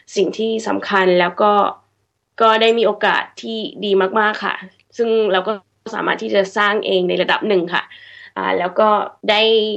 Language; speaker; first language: Thai; early bilingual, heritage; Thai